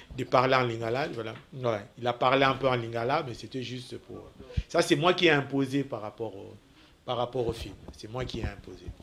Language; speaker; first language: French; non-native, local second language; Lingala